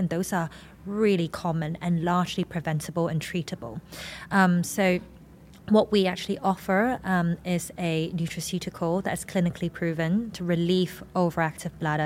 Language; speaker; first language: English; non-native, local second language; Cantonese